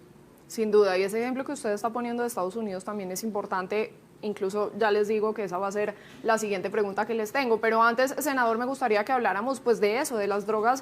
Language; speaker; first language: Spanish; native; Spanish